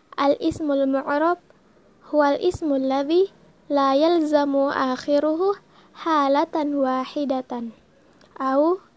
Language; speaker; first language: Arabic; non-native, learner; Indonesian